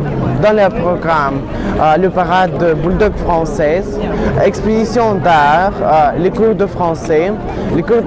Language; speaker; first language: French; non-native, learner; Russian